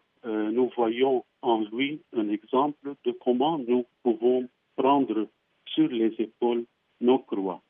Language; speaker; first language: French; non-native, fluent; Arabic